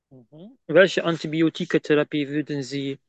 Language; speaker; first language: German; non-native, learner; Turkish